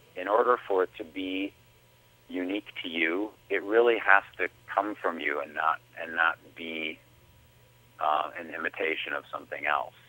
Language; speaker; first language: English; native; English